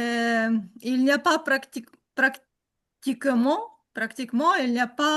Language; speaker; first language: French; non-native, learner; Ukrainian